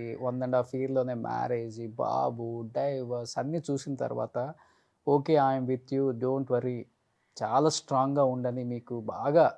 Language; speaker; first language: Telugu; native; Telugu